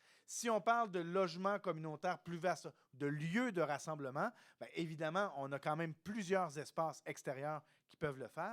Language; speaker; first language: French; native; French